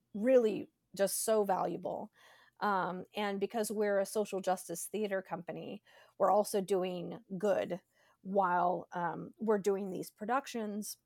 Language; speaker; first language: English; native; English